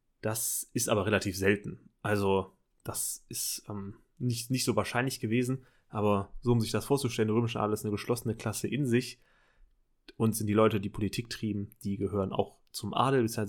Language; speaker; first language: German; native; German